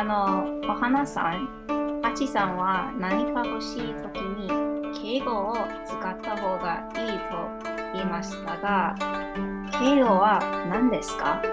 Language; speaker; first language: Japanese; non-native, learner; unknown